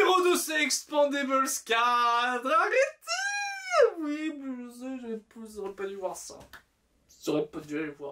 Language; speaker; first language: French; native; French